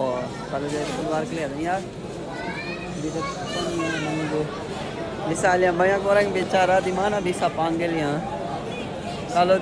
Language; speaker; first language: Indonesian; non-native, learner; Urdu